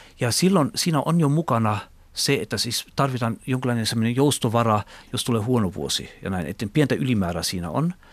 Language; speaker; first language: Finnish; non-native, local second language; Swedish